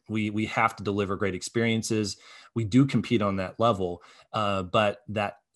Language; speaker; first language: English; native; English